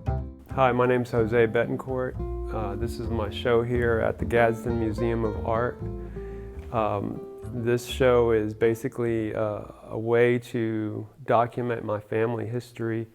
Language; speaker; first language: English; early bilingual, other home language; Spanish